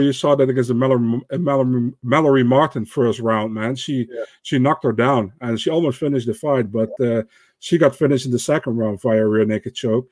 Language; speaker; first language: English; non-native, fluent; Dutch